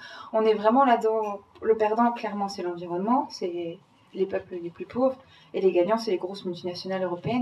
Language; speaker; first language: French; native; French